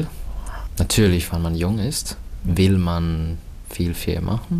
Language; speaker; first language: German; non-native, fluent; Finnish